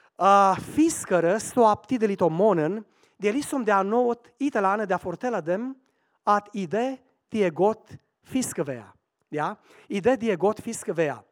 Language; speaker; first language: Swedish; non-native, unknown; Romanian